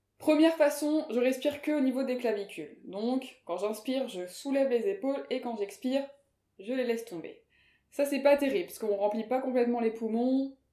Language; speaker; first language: French; native; French